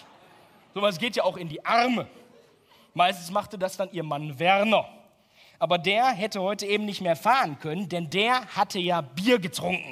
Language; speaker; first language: German; native; German